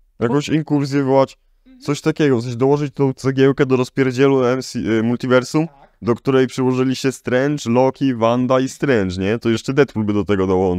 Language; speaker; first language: Polish; native; Polish